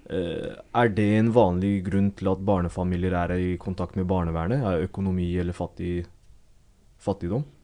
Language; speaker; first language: Norwegian; early bilingual, other home language; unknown